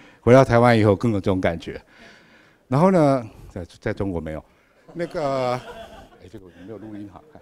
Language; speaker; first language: Chinese; native; Chinese